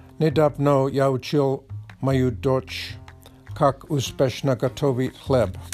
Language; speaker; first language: Russian; non-native, learner; English